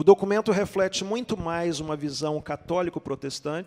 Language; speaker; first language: Portuguese; native; Portuguese